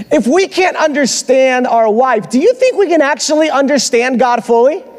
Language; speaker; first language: English; early bilingual, other home language; Spanish